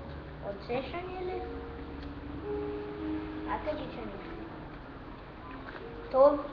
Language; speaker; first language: Hebrew; early bilingual, other home language; Russian